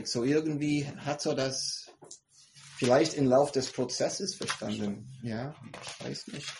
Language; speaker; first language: German; non-native, fluent; English